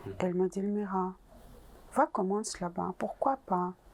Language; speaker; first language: French; non-native, learner; Russian